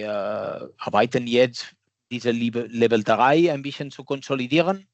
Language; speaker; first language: German; non-native, fluent; Catalan